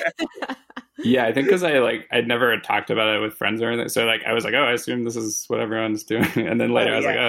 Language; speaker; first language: English; native; English